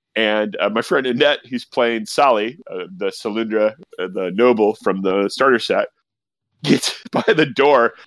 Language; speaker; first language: English; native; English